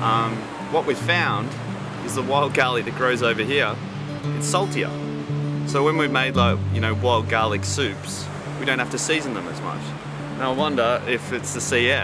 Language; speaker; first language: English; native; English